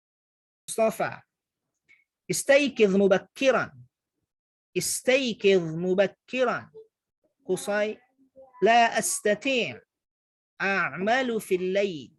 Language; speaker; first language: Arabic; non-native, fluent; Indonesian